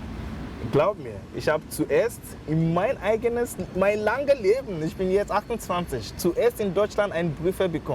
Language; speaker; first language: German; non-native, learner; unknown